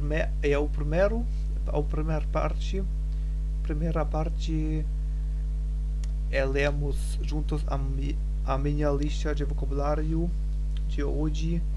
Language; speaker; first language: Portuguese; non-native, learner; German